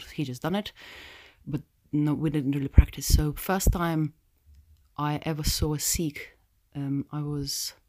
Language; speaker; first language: English; non-native, fluent; Russian